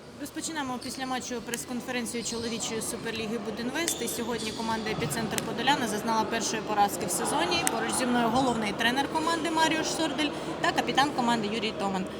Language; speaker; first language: Ukrainian; native; Ukrainian